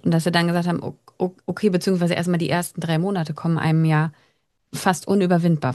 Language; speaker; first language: German; native; German